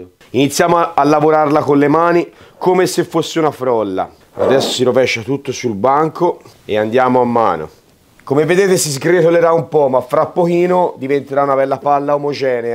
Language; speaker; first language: Italian; native; Italian